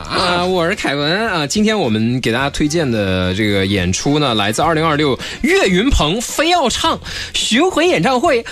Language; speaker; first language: Chinese; native; Chinese